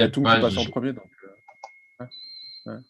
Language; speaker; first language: French; native; French